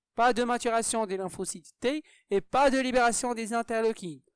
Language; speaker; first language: French; non-native, local second language; Arabic